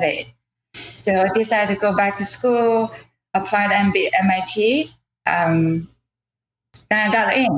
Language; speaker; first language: English; non-native, fluent; Chinese